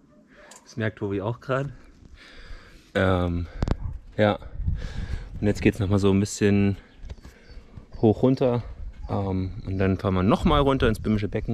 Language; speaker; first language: German; native; German